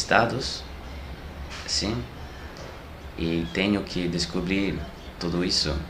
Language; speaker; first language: Portuguese; non-native, learner; French